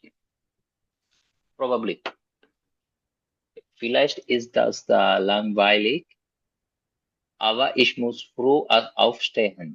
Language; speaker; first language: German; non-native, learner; Bangla